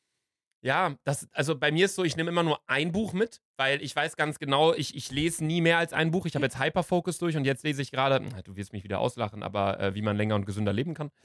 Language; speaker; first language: German; native; German